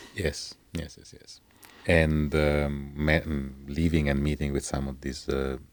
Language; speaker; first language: English; non-native, fluent; Italian